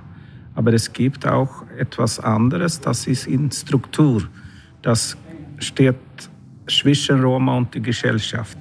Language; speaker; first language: German; non-native, learner; Swedish